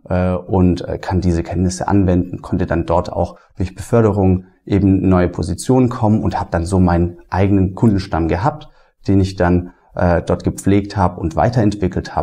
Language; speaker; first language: German; native; German